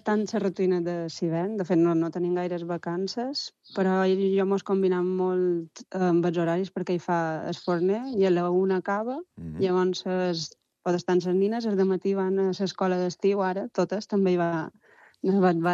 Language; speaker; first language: Catalan; native; Catalan